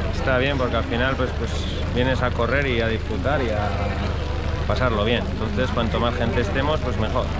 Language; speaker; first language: Spanish; native; Spanish